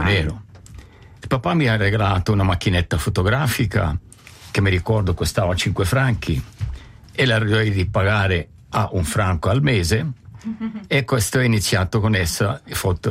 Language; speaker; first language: Italian; native; Italian